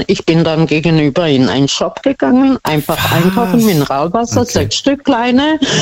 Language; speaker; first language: German; non-native, fluent; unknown